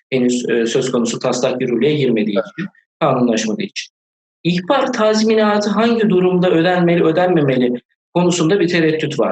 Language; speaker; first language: Turkish; native; Turkish